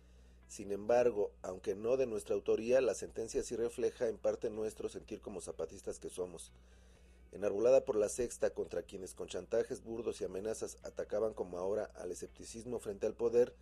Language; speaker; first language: Spanish; native; Spanish